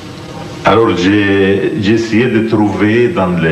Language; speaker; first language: French; non-native, fluent; Arabic